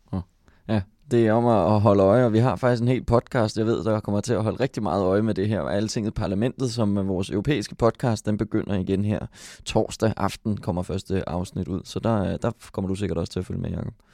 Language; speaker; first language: Danish; native; Danish